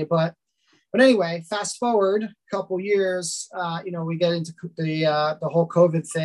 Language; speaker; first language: English; native; English